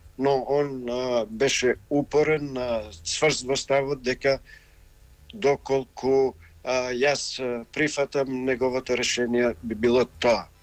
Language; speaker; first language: Macedonian; non-native, local second language; Albanian